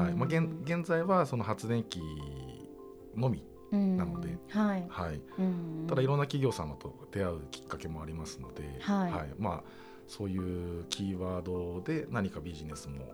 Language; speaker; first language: Japanese; native; Japanese